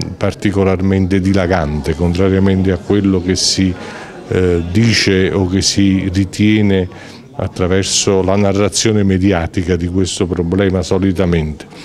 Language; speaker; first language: Italian; native; Italian